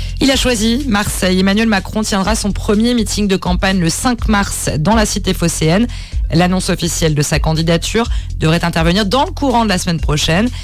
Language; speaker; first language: French; native; French